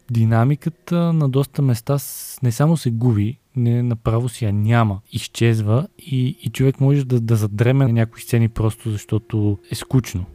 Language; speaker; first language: Bulgarian; native; Bulgarian